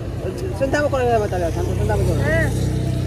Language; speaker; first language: Chinese; non-native, learner; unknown